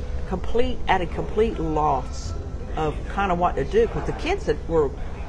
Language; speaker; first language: English; native; English